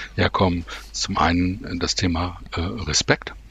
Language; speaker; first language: German; native; German